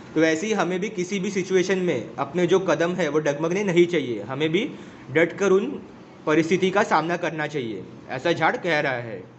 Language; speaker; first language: Hindi; non-native, local second language; Marathi